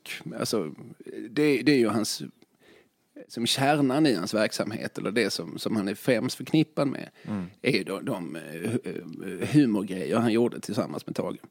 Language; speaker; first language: Swedish; native; Swedish